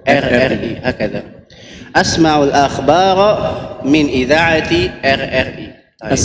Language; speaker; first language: Arabic; non-native, fluent; Indonesian